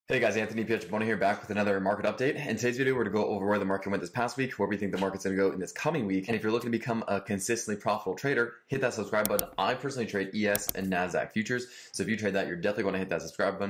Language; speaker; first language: English; native; English